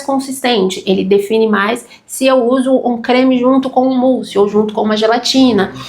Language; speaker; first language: Portuguese; native; Portuguese